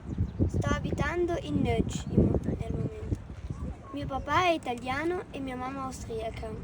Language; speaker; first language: Italian; early bilingual, other home language; German